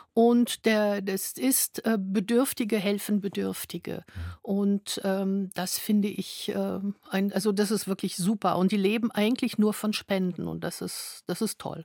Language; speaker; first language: German; non-native, fluent; French